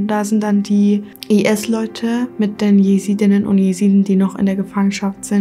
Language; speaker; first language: German; early bilingual, other home language; Kurdish